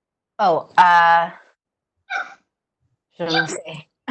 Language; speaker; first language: Spanish; non-native, learner; English